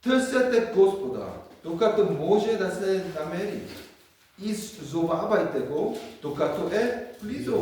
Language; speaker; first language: Bulgarian; non-native, learner; Korean